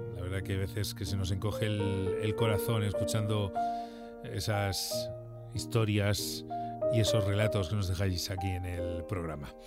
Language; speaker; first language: Spanish; native; Spanish